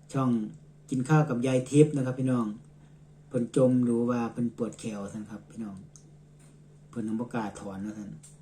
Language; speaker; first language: Thai; native; Thai